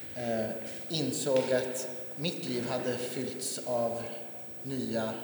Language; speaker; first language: Swedish; native; Swedish